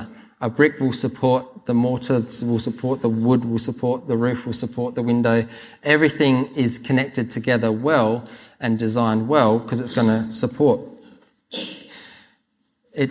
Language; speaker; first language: English; native; English